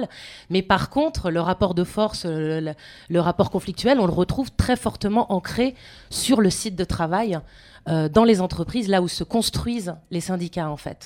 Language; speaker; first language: French; native; French